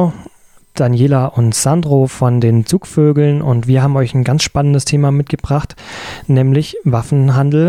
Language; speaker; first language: German; native; German